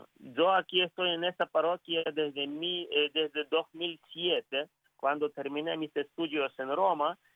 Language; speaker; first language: Spanish; non-native, fluent; Ukrainian